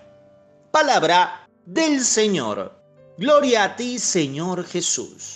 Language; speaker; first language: Spanish; native; Spanish